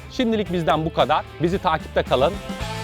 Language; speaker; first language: Turkish; native; Turkish